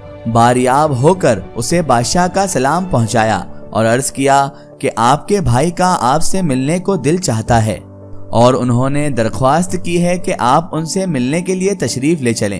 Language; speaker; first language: Hindi; native; Hindi